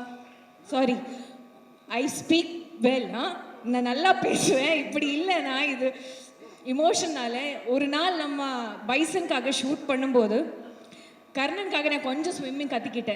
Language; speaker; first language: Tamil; non-native, fluent; Malayalam